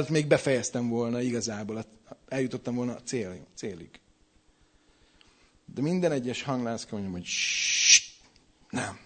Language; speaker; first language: Hungarian; native; Hungarian